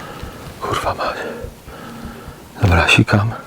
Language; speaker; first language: Polish; native; Polish